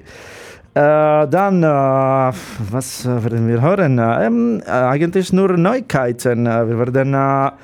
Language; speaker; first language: German; non-native, learner; Italian